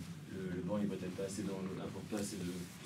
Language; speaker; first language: French; native; French